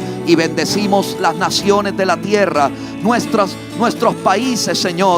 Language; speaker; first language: Spanish; native; Spanish